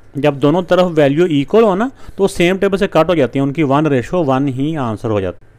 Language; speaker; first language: Urdu; non-native, local second language; Punjabi